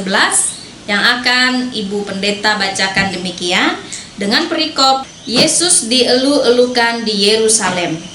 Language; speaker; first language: Indonesian; native; Indonesian